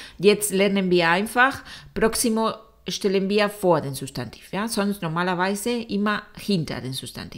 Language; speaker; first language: German; non-native, fluent; Spanish